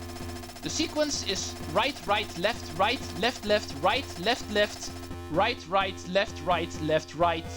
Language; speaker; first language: English; non-native, fluent; Dutch